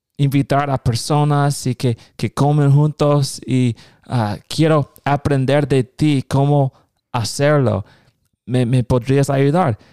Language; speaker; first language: Spanish; non-native, fluent; English